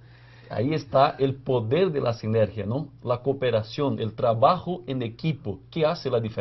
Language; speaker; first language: Spanish; non-native, fluent; Portuguese